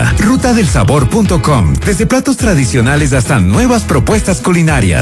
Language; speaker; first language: Spanish; native; Spanish